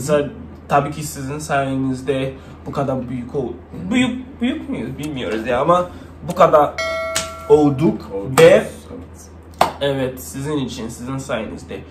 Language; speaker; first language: Turkish; non-native, learner; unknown